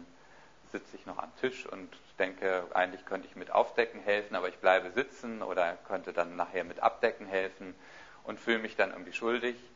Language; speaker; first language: German; native; German